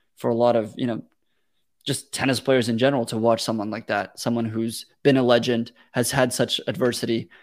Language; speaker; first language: English; early bilingual, other home language; Russian